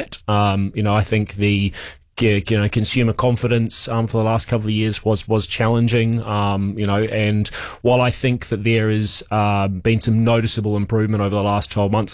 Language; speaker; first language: English; native; English